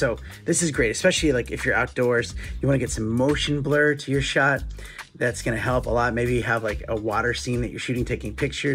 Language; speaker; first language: English; native; English